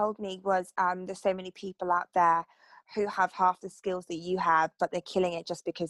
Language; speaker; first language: English; native; English